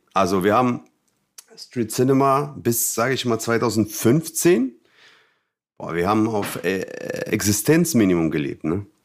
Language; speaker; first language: German; non-native, fluent; Russian